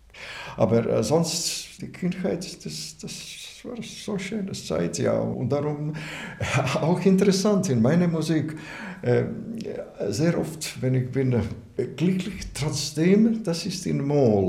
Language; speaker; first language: German; non-native, learner; Latvian